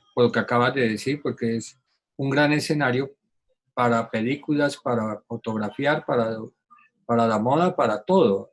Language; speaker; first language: Spanish; native; Spanish